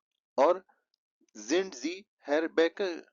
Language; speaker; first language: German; non-native, fluent; Hindi